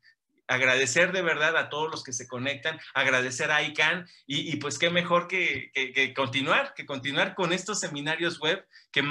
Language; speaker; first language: Spanish; native; Spanish